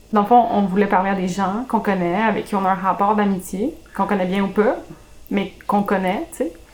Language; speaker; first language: French; non-native, local second language; English